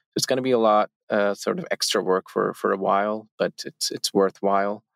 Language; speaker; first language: English; non-native, fluent; Turkish